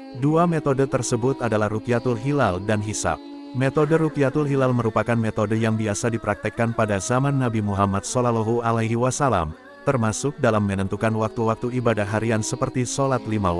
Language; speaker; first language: Indonesian; native; Indonesian